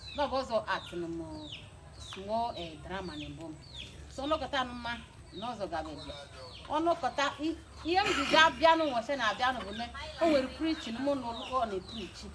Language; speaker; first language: Igbo; native; Igbo